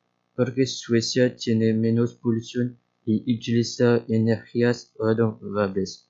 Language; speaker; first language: Spanish; non-native, learner; French